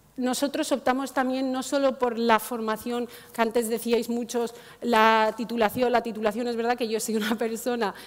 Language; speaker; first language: Spanish; non-native, fluent; Arabic